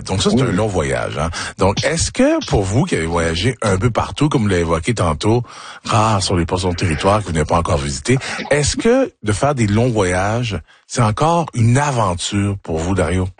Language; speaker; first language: French; native; French